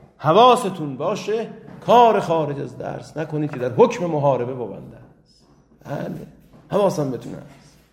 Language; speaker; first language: Persian; native; Persian